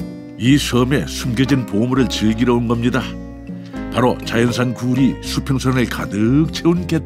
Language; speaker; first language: Korean; native; Korean